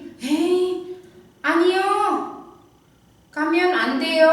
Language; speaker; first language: Korean; non-native, fluent; Indonesian